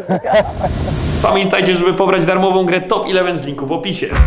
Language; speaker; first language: Polish; native; Polish